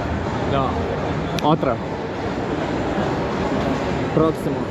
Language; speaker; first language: Spanish; non-native, learner; Lithuanian